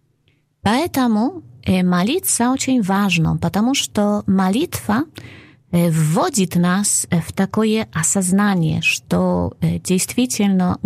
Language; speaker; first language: Russian; non-native, fluent; Polish